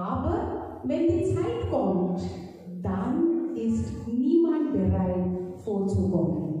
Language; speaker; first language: German; non-native, fluent; Marathi